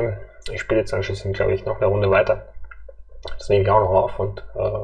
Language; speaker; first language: German; native; German